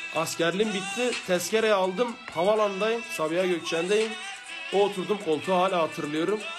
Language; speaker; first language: Turkish; non-native, local second language; Kurdish